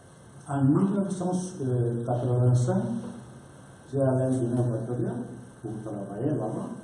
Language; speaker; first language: French; non-native, learner; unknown